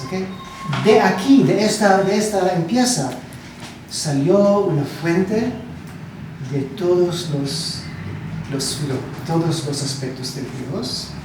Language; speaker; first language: Spanish; non-native, learner; Hebrew